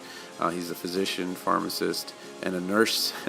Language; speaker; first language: English; native; English